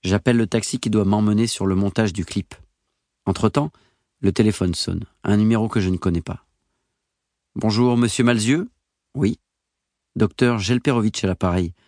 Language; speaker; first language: French; native; French